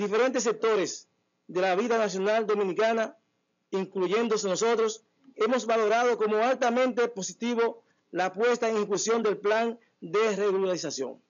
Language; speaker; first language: Spanish; native; Spanish